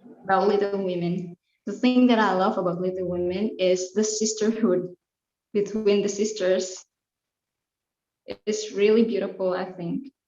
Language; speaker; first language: English; non-native, fluent; Indonesian